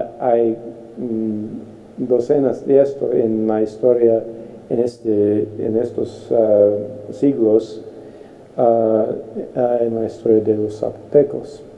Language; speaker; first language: Spanish; non-native, fluent; English